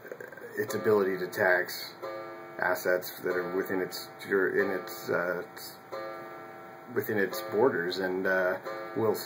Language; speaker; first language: English; native; English